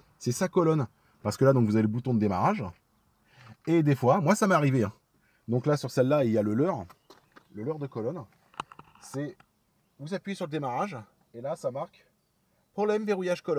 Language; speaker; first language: French; native; French